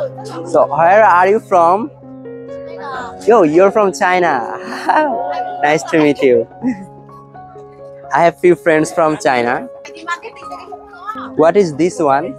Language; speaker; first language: English; non-native, fluent; Bangla